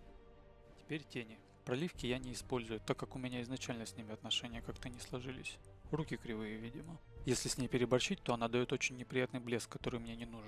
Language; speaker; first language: Russian; native; Russian